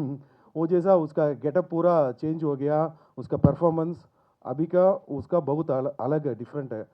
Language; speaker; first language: Hindi; non-native, local second language; Telugu